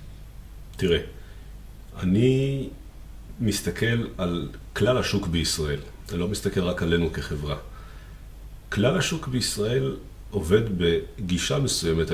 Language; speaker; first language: Hebrew; native; Hebrew